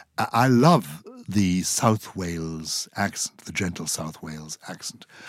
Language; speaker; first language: English; native; English